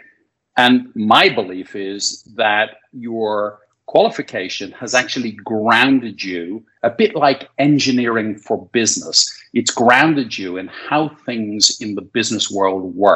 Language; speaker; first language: English; native; English